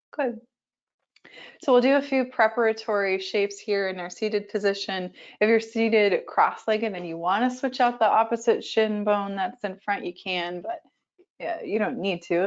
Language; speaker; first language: English; native; English